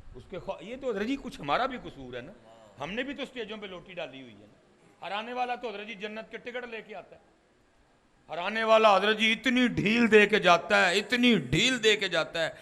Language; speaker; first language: Urdu; non-native, local second language; Punjabi